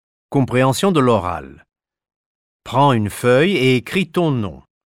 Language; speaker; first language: French; native; French